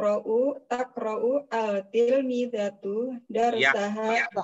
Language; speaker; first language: Arabic; non-native, learner; Indonesian